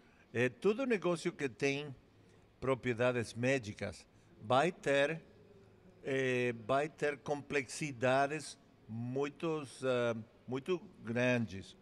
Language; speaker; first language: Portuguese; non-native, fluent; English